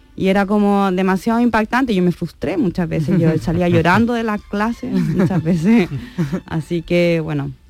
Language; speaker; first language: Spanish; native; Spanish